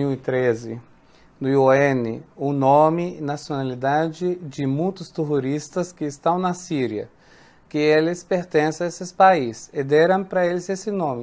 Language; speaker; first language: Portuguese; non-native, fluent; Arabic